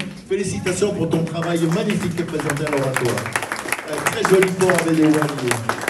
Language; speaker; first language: French; native; French